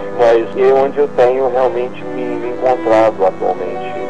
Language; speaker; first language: Portuguese; non-native, fluent; English